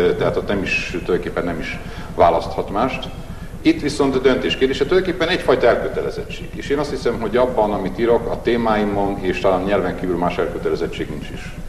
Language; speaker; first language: Hungarian; non-native, local second language; Serbian